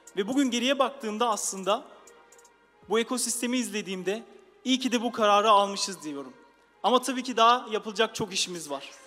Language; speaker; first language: Turkish; early bilingual, heritage; Turkish